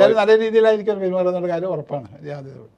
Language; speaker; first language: Malayalam; native; Malayalam